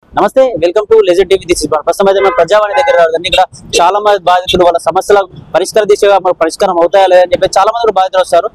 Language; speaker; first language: Telugu; native; Telugu